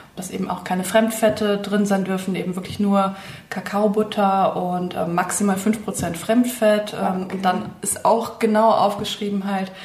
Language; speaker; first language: German; native; German